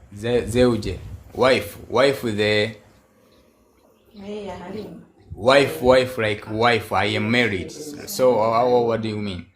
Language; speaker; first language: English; non-native, learner; Swahili